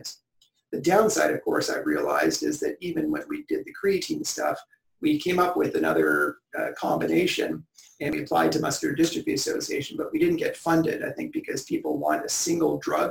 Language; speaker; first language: English; native; English